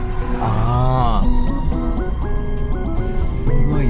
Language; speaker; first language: Japanese; native; Japanese